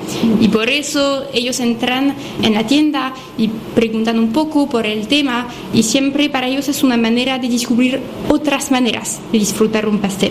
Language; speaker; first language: Spanish; non-native, fluent; French